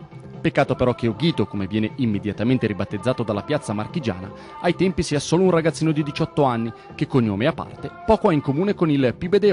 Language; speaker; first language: Italian; native; Italian